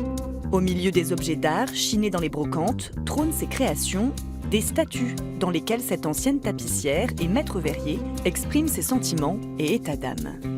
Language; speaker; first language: French; native; French